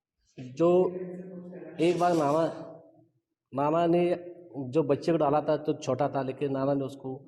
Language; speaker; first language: Hindi; non-native, local second language; Marathi